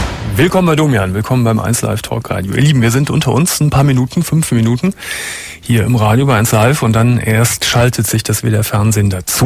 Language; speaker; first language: German; native; German